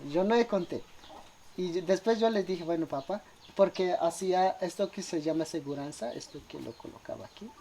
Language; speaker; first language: Spanish; non-native, local second language; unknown